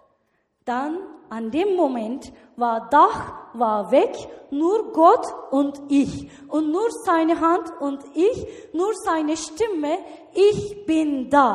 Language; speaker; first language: German; non-native, learner; Turkish